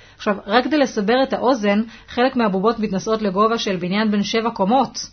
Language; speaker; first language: Hebrew; native; Hebrew